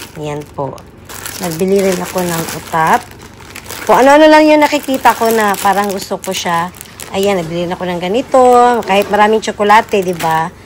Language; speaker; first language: Filipino; native; Filipino